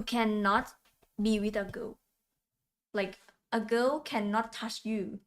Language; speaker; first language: English; non-native, learner; Thai